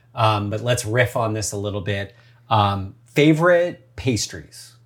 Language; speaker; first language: English; native; English